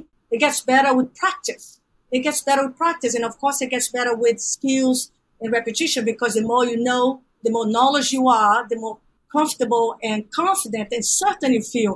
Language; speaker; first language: English; non-native, fluent; Portuguese